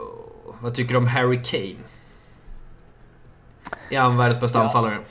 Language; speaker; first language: Swedish; native; Swedish